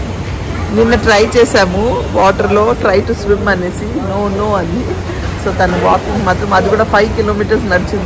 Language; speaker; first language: Telugu; non-native, local second language; Urdu